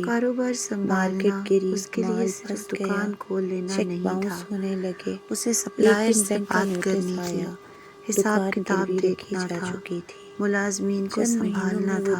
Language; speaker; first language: Urdu; native; Urdu